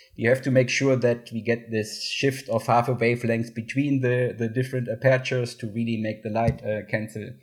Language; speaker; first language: English; non-native, fluent; German